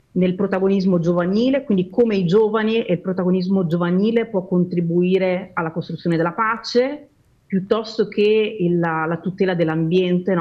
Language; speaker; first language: Italian; native; Italian